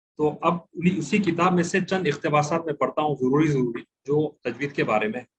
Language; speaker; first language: Urdu; native; Urdu